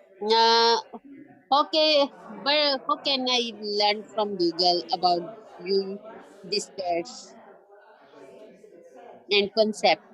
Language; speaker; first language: English; non-native, learner; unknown